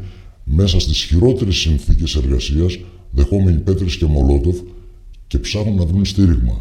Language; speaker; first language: Greek; native; Greek